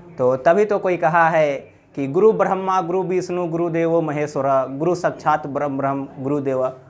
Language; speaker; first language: Hindi; native; Hindi